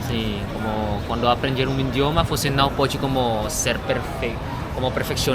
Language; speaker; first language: Portuguese; non-native, learner; Indonesian